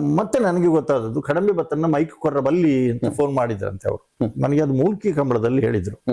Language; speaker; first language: Kannada; non-native, local second language; Tulu